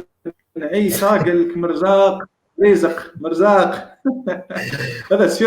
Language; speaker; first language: Arabic; native; Arabic